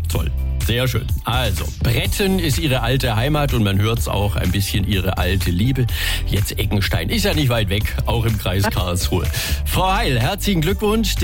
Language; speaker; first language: German; native; German